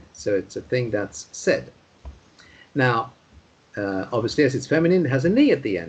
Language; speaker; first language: English; non-native, fluent; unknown